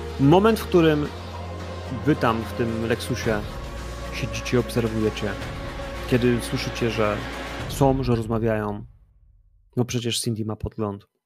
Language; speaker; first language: Polish; native; Polish